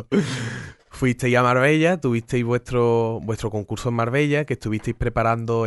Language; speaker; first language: Spanish; native; Spanish